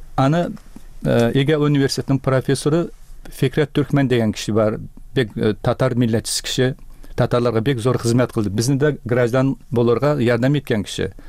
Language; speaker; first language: Tatar; early bilingual, heritage; Tatar